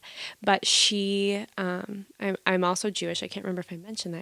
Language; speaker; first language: English; native; English